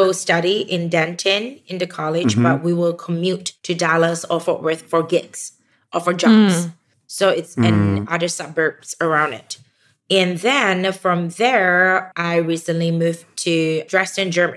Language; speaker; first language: English; non-native, local second language; Chinese